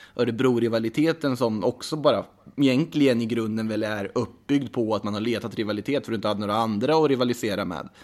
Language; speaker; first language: Swedish; native; Swedish